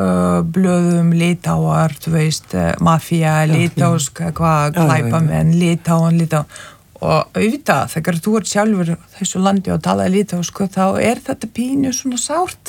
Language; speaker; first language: Icelandic; non-native, fluent; Lithuanian